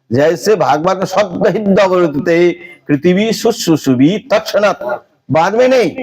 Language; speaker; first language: Hindi; non-native, local second language; Bangla